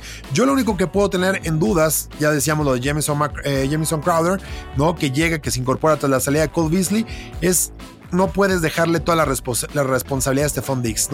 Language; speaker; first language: Spanish; native; Spanish